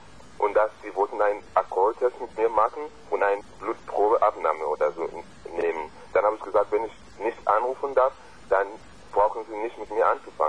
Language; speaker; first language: German; non-native, fluent; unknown